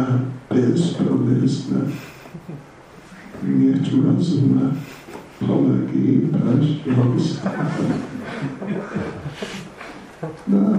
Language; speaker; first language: Russian; non-native, learner; English